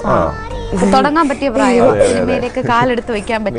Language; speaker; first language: Malayalam; native; Malayalam